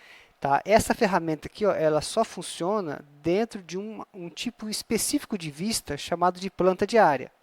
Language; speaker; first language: Portuguese; native; Portuguese